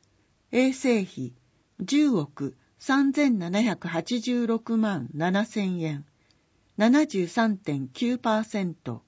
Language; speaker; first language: Japanese; native; Japanese